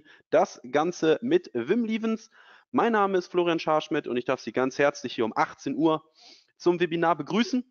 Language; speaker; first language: German; native; German